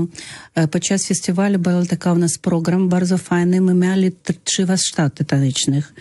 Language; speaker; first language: Polish; non-native, learner; Russian